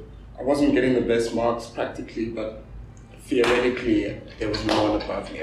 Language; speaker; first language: English; non-native, local second language; Afrikaans